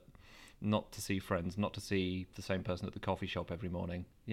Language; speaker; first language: English; native; English